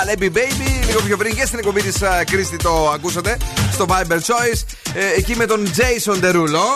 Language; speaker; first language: Greek; native; Greek